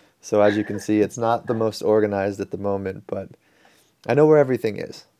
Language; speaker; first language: English; native; English